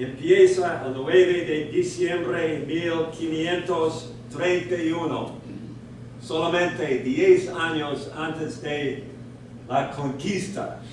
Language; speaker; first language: Spanish; non-native, learner; English